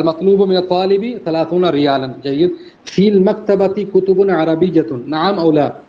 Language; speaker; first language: Arabic; non-native, fluent; Urdu